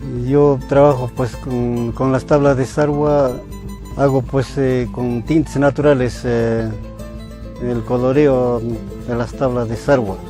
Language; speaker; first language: Spanish; non-native, local second language; Quechua